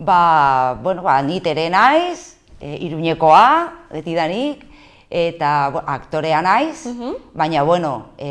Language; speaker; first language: Basque; non-native, local second language; Spanish